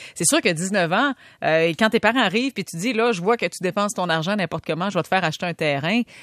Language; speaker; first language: French; native; French